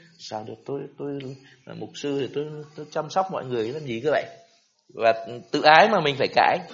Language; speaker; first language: Vietnamese; native; Vietnamese